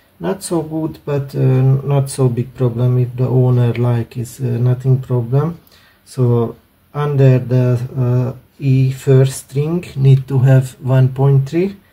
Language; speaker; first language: English; non-native, learner; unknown